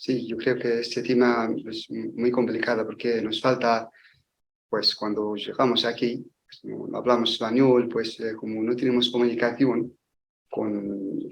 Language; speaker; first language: Spanish; non-native, learner; Arabic